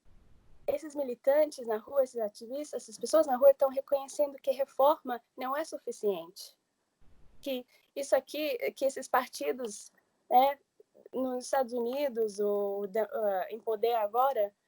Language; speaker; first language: Portuguese; early bilingual, heritage; English